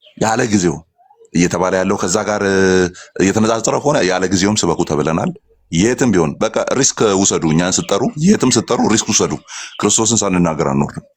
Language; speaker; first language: Amharic; non-native, local second language; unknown